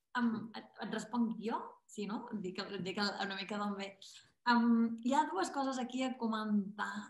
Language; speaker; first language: Catalan; native; Catalan